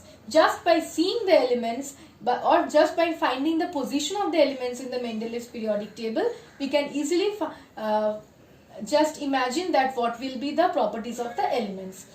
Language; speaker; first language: English; non-native, local second language; Bangla